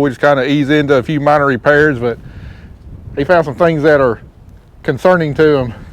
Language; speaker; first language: English; native; English